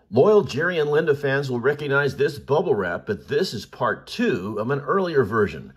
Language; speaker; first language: English; native; English